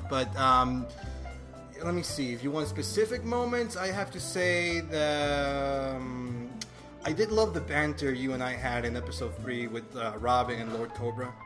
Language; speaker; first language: English; non-native, fluent; Spanish